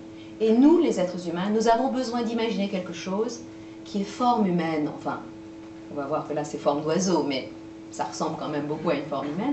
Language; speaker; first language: French; native; French